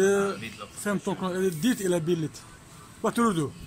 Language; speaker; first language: Swedish; non-native, learner; Kurdish